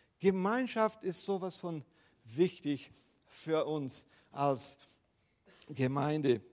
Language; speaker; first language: German; non-native, fluent; Portuguese